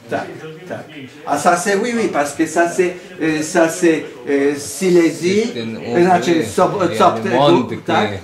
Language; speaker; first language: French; non-native, learner; Polish